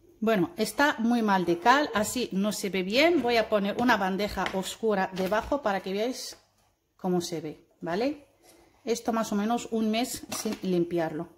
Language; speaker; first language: Spanish; non-native, fluent; Arabic